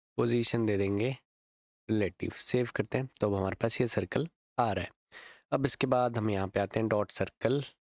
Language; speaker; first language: Hindi; native; Hindi